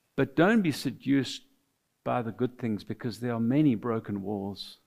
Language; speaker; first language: English; non-native, fluent; French